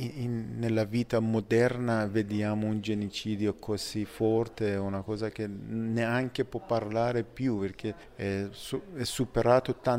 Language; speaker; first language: Italian; non-native, fluent; Persian